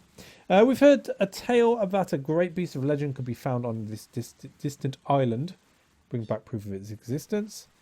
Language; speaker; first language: English; native; English